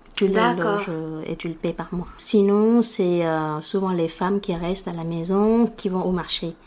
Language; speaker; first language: French; non-native, fluent; Vietnamese